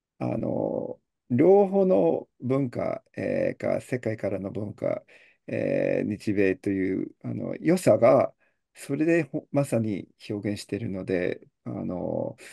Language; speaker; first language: Japanese; early bilingual, heritage; Japanese